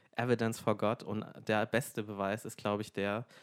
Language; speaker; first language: German; native; German